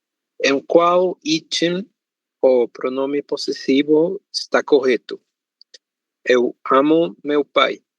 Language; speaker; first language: Portuguese; non-native, learner; Spanish